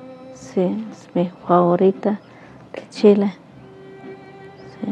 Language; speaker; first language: Spanish; non-native, local second language; Tzotzil